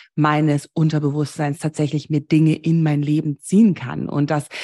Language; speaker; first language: German; early bilingual, heritage; German